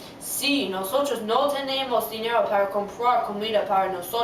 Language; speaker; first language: Spanish; non-native, learner; English